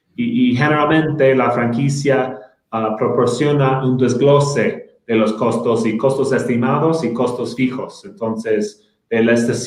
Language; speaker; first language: Spanish; non-native, fluent; English